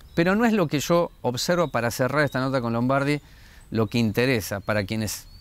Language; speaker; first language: Spanish; native; Spanish